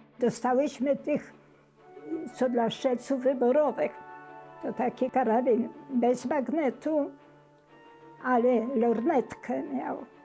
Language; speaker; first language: Polish; native; Polish